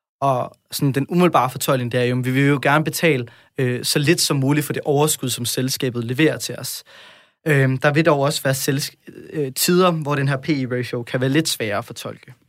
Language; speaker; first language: Danish; native; Danish